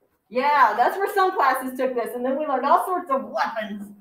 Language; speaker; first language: English; native; English